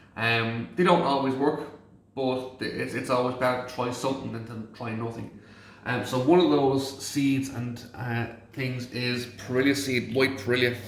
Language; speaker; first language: English; native; English